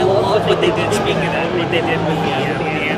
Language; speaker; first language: English; native; English